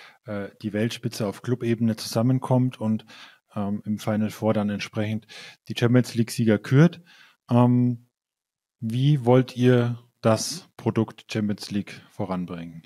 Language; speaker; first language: German; native; German